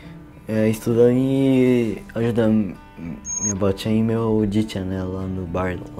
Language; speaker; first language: Portuguese; early bilingual, heritage; Portuguese